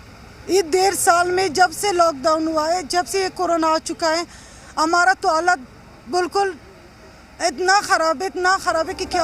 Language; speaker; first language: Hindi; non-native, learner; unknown